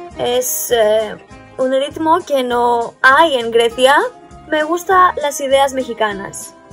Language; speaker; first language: Spanish; non-native, learner; Greek